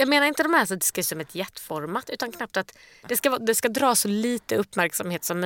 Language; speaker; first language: Swedish; native; Swedish